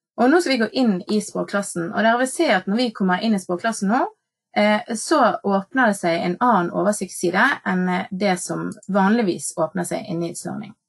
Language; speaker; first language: Norwegian; native; Norwegian